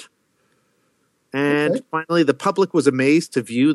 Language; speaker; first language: English; native; English